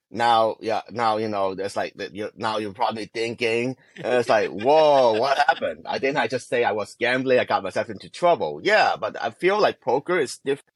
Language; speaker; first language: English; non-native, local second language; Cantonese